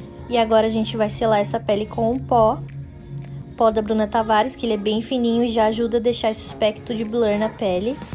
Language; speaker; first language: Portuguese; native; Portuguese